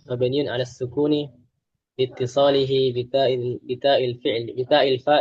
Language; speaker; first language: Arabic; non-native, learner; Indonesian